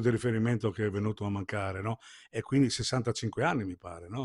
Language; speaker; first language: Italian; native; Italian